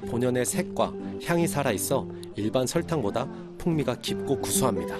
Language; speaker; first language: Korean; native; Korean